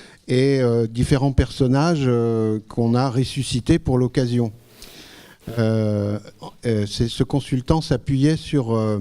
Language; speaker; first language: French; native; French